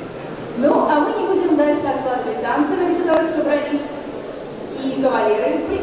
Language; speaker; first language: Russian; native; Russian